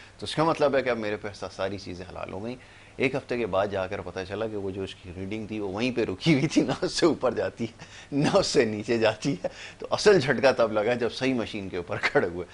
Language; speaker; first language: Urdu; native; Urdu